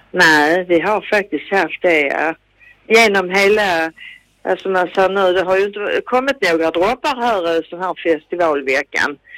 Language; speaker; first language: Swedish; native; Swedish